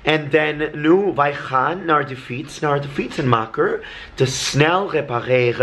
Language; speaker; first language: Dutch; non-native, learner; English